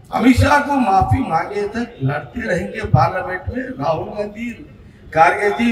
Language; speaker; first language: Hindi; non-native, local second language; Telugu